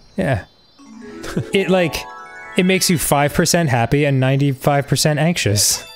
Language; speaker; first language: English; native; English